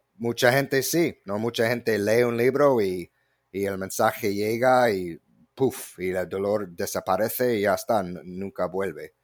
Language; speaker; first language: Spanish; non-native, fluent; English